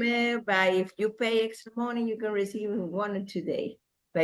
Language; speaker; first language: English; non-native, learner; Spanish